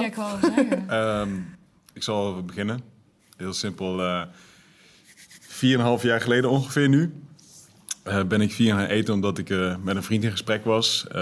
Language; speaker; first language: Dutch; native; Dutch